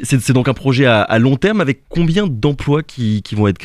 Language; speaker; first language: French; native; French